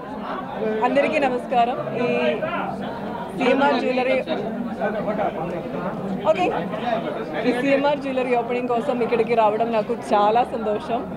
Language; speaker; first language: Telugu; non-native, learner; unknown